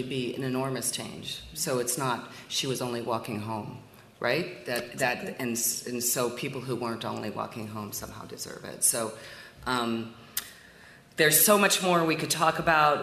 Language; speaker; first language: English; native; English